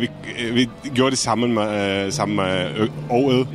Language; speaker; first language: Danish; non-native, fluent; Czech